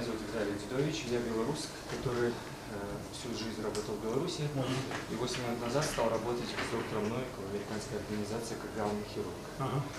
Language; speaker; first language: Russian; native; Russian